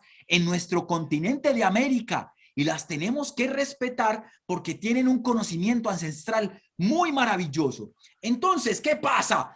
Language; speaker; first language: Spanish; native; Spanish